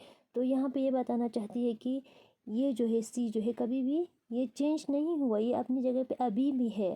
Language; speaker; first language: Hindi; non-native, local second language; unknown